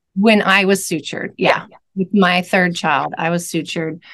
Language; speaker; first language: English; native; English